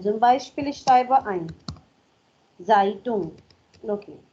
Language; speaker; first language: German; non-native, learner; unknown